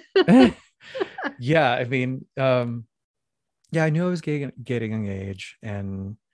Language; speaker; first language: English; native; English